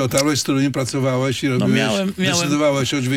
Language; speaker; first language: Polish; native; Polish